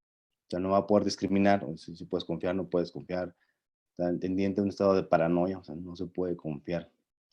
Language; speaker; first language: Spanish; native; Spanish